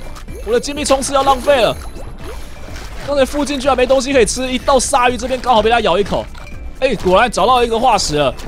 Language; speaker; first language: Chinese; native; Chinese